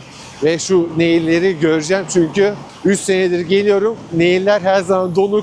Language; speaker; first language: Turkish; native; Turkish